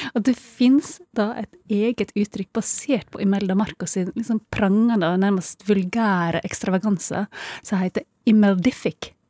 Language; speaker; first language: Norwegian; early bilingual, other home language; Filipino